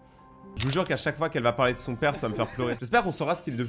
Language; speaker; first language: French; native; French